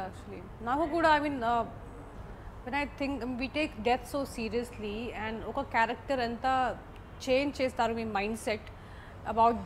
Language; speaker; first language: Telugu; non-native, local second language; Hindi